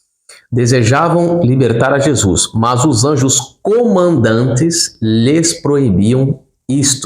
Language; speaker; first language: Portuguese; native; Portuguese